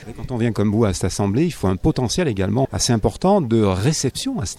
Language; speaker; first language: French; native; French